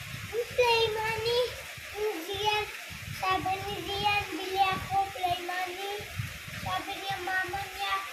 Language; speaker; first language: Filipino; early bilingual, heritage; Filipino